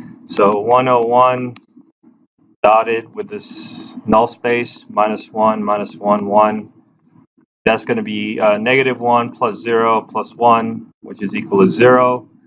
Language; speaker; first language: English; native; English